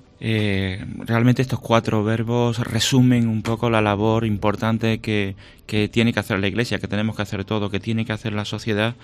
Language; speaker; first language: Spanish; native; Spanish